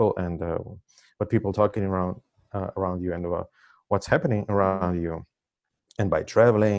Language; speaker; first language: English; non-native, fluent; Russian